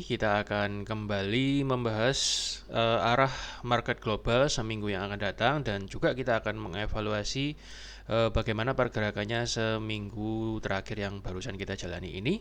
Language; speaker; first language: Indonesian; native; Indonesian